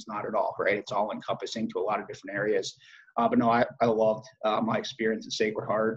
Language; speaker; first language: English; native; English